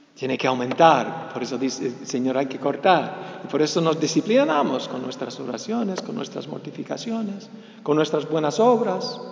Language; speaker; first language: Spanish; early bilingual, heritage; Spanish